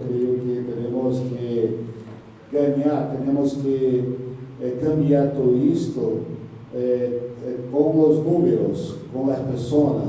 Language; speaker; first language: Spanish; non-native, learner; Portuguese